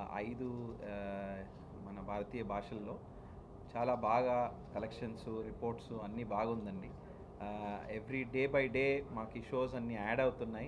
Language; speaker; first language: Telugu; native; Telugu